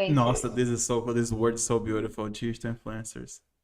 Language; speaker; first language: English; non-native, fluent; Portuguese